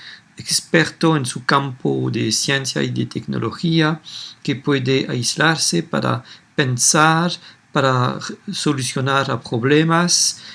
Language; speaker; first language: Spanish; non-native, fluent; French